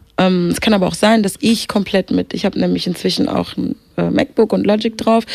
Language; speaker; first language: German; early bilingual, other home language; Swahili